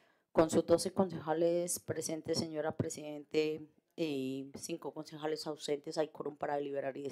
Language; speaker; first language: Spanish; native; Spanish